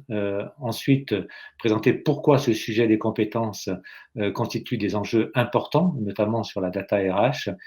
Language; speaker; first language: French; native; French